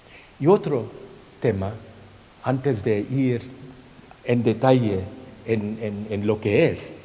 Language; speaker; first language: Spanish; non-native, fluent; Thai